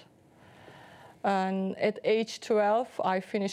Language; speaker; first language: English; non-native, fluent; Turkish